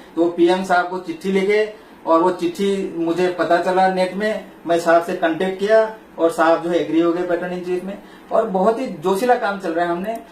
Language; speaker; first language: Hindi; non-native, local second language; Malayalam